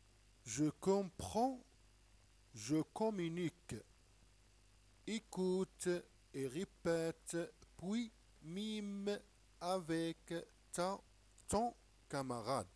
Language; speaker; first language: French; non-native, local second language; Arabic